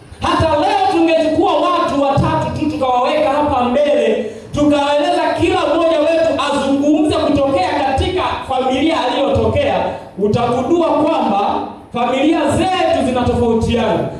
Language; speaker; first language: Swahili; native; Swahili